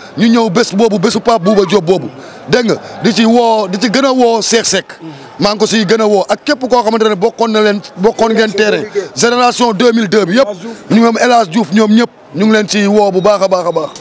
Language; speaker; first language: Wolof; native; Wolof